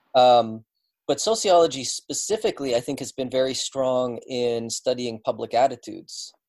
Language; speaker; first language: English; native; English